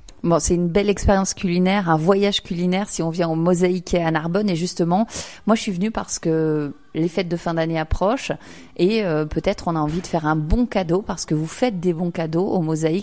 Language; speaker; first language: French; native; French